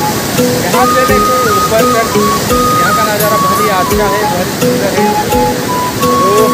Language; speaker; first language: Hindi; non-native, local second language; Karbi